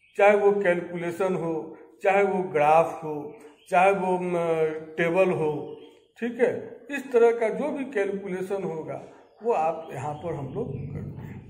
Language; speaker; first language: Hindi; native; Hindi